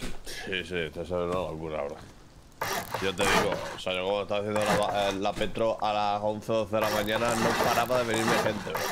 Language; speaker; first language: Spanish; native; Spanish